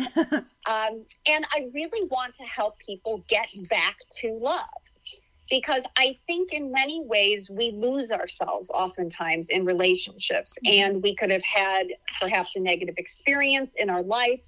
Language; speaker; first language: English; native; English